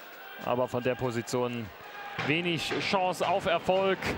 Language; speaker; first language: German; native; German